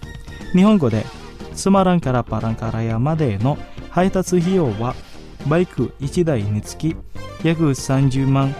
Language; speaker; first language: Japanese; non-native, fluent; Indonesian